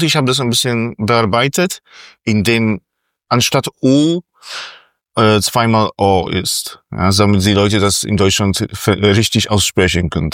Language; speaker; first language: German; non-native, fluent; Polish